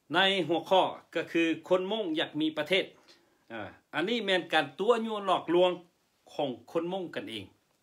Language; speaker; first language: Lao; non-native, local second language; Hmong